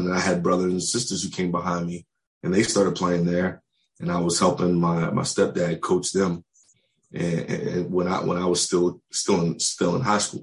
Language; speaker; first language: English; native; English